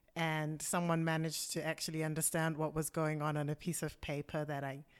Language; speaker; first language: English; non-native, local second language; Shona